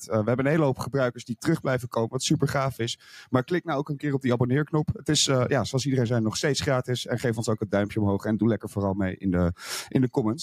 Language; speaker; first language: Dutch; native; Dutch